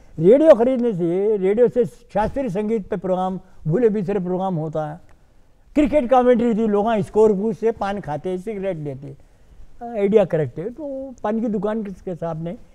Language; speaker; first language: Hindi; non-native, local second language; Urdu